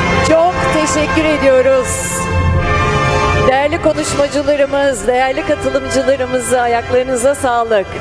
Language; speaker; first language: Turkish; native; Turkish